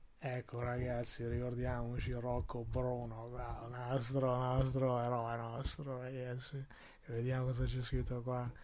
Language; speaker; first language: Italian; non-native, fluent; Albanian